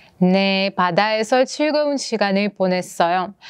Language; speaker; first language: Korean; non-native, fluent; Russian